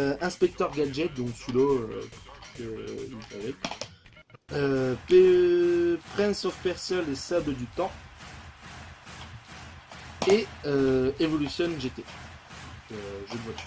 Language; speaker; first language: French; native; French